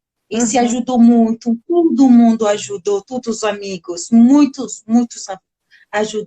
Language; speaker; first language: Portuguese; non-native, learner; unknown